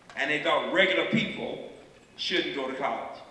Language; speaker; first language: English; native; English